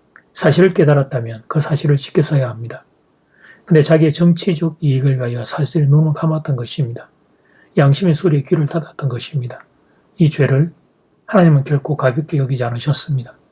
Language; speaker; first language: Korean; native; Korean